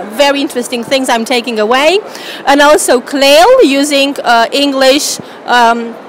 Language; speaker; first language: English; non-native, fluent; Romanian